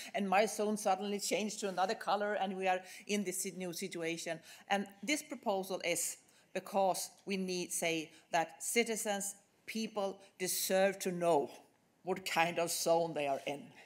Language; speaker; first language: English; non-native, fluent; Swedish